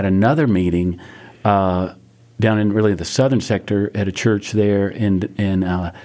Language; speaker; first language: English; native; English